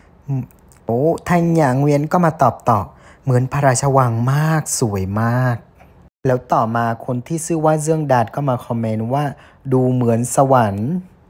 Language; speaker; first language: Thai; non-native, fluent; Vietnamese